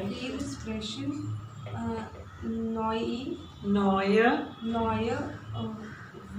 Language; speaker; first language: German; non-native, learner; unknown